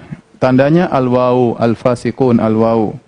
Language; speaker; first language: Arabic; non-native, fluent; Indonesian